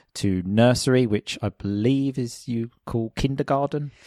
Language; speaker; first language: English; native; English